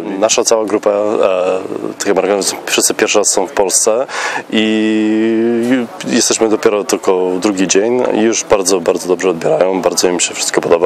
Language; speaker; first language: Polish; non-native, fluent; English